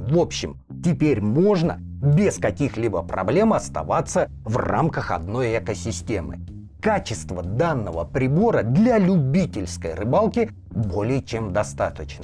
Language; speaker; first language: Russian; native; Russian